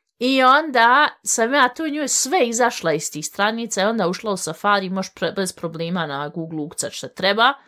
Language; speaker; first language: Bosnian; early bilingual, heritage; Bosnian